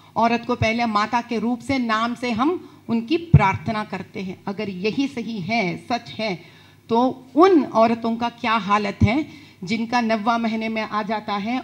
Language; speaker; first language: Hindi; non-native, local second language; Telugu